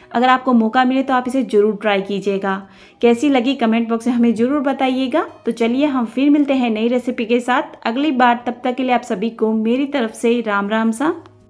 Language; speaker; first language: Hindi; native; Hindi